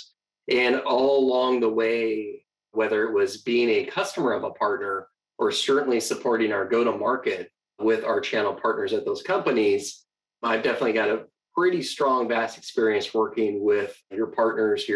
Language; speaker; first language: English; native; English